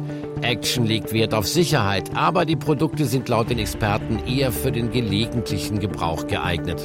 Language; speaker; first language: German; native; German